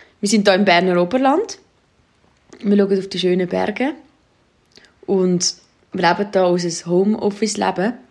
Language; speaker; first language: German; native; German